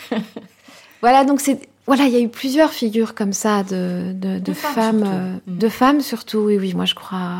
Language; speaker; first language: French; non-native, local second language; Kinyarwanda